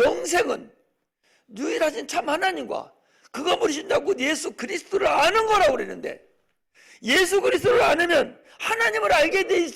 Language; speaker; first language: Korean; native; Korean